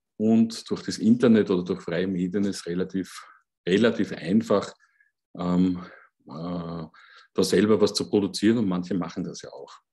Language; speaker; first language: German; native; German